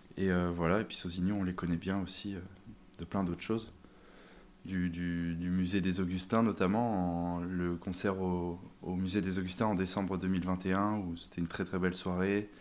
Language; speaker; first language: French; native; French